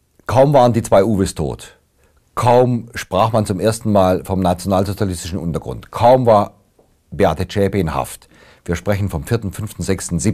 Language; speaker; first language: German; native; German